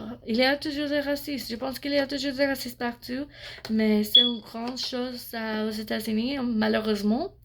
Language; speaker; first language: French; non-native, fluent; English